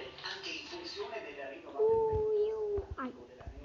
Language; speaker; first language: Italian; native; Italian